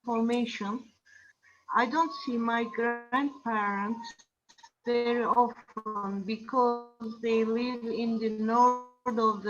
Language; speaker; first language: English; non-native, learner; Turkish